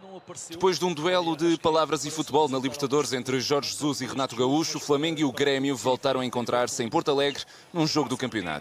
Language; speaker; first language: Portuguese; native; Portuguese